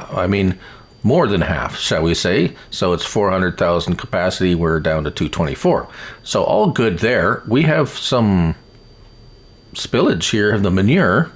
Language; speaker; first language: English; native; English